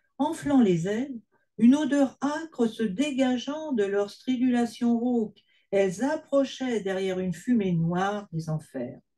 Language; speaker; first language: French; native; French